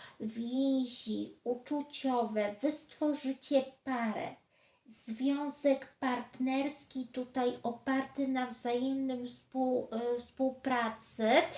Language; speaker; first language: Polish; native; Polish